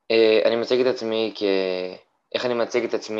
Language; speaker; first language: Hebrew; native; Hebrew